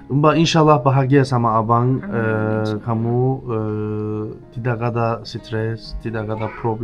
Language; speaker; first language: Indonesian; non-native, learner; Turkish